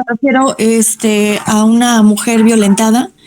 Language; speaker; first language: Spanish; native; Spanish